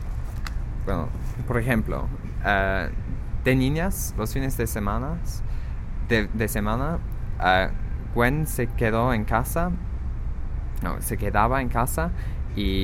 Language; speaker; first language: Spanish; non-native, fluent; English